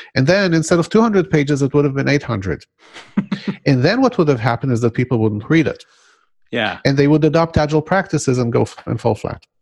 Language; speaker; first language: English; non-native, fluent; Hebrew